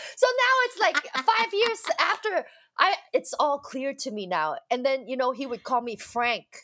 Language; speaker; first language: English; non-native, local second language; Cantonese